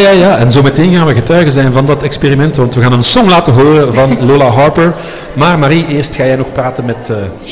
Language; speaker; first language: Dutch; native; Dutch